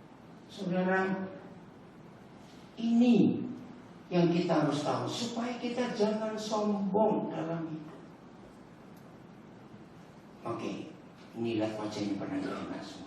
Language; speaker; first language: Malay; non-native, local second language; Javanese